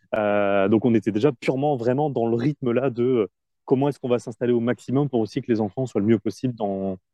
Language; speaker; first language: French; native; French